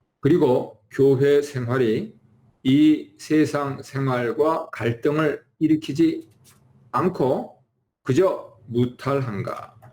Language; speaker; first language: Korean; native; Korean